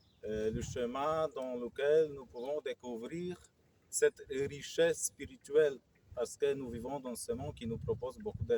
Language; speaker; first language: French; non-native, fluent; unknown